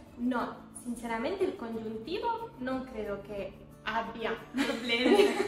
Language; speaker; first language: Italian; non-native, fluent; Spanish